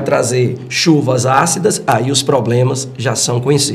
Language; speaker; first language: Portuguese; native; Portuguese